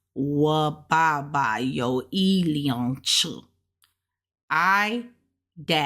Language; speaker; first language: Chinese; non-native, learner; English